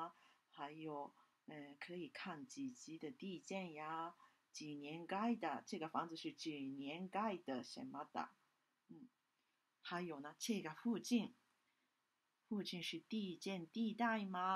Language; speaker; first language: Chinese; non-native, fluent; Japanese